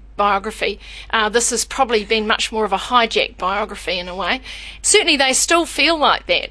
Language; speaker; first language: English; native; English